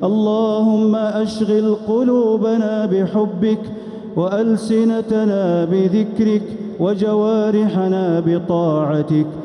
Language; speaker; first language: Arabic; native; Arabic